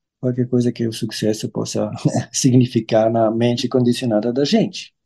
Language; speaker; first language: Portuguese; non-native, fluent; German